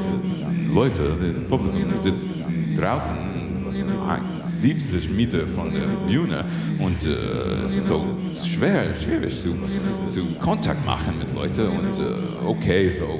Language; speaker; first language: German; non-native, learner; English